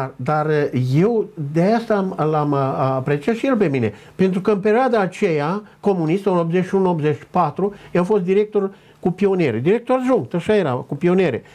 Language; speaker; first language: Romanian; non-native, local second language; Ukrainian